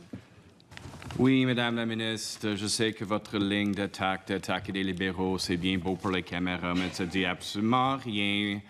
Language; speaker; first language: French; non-native, local second language; English